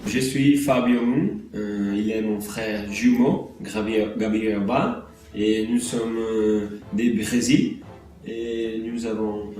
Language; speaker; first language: French; non-native, learner; Portuguese